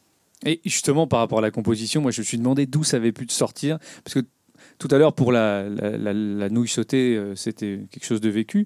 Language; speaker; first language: French; native; French